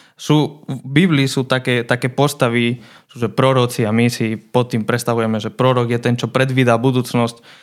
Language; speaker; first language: Slovak; non-native, fluent; Spanish